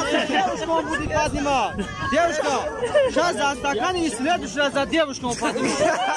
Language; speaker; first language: Russian; non-native, learner; Tajik